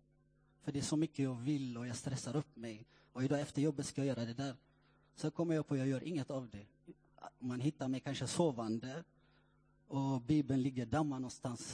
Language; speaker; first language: Swedish; non-native, fluent; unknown